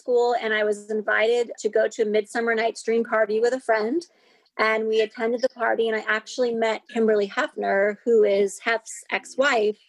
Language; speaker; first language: English; native; English